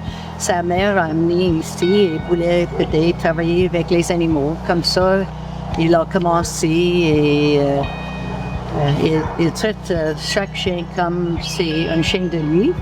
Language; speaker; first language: French; non-native, local second language; English